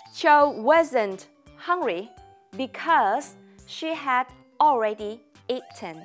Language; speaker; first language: English; non-native, fluent; Vietnamese